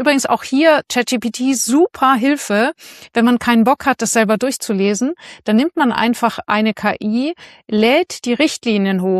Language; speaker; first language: German; native; German